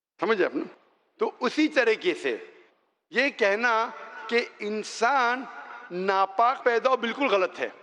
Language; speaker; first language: Urdu; non-native, local second language; Konkani